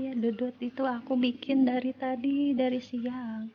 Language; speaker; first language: Indonesian; native; Indonesian